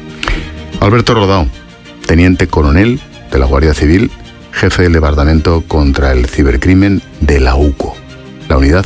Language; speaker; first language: Spanish; native; Spanish